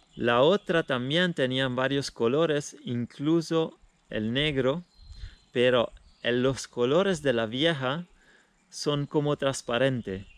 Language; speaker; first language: Spanish; non-native, fluent; Italian